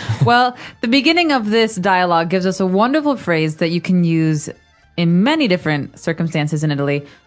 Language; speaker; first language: English; native; English